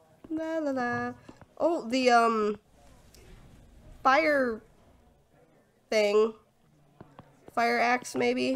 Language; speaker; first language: English; native; English